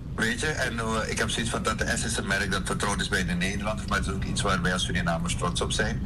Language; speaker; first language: Dutch; native; Dutch